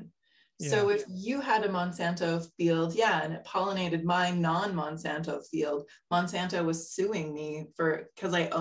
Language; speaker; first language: English; native; English